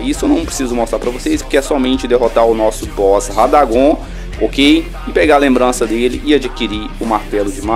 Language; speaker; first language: Portuguese; native; Portuguese